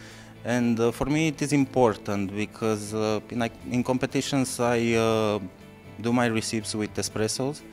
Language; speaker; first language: English; non-native, learner; Romanian